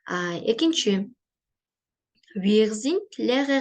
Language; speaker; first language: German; non-native, learner; Kyrgyz